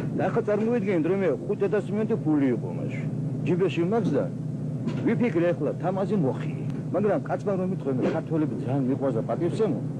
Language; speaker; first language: Georgian; non-native, local second language; Mingrelian